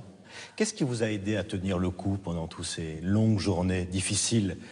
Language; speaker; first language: French; native; French